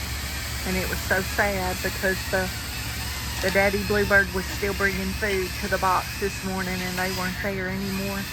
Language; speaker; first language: English; native; English